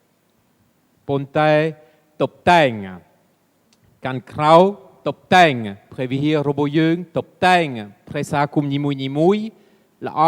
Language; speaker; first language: Khmer; non-native, fluent; French